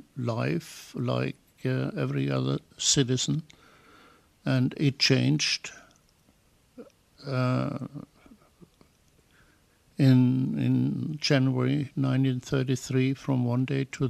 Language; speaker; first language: English; non-native, fluent; German